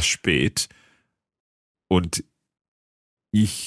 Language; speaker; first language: German; non-native, learner; English